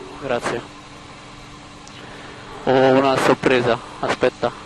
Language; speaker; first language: Italian; non-native, learner; German